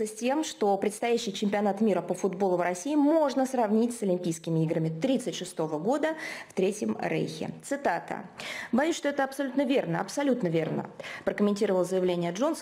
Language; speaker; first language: Russian; native; Russian